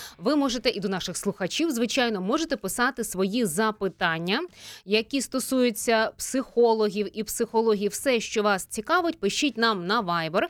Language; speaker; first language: Ukrainian; native; Ukrainian